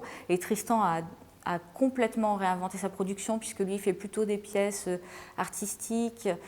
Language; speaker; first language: French; native; French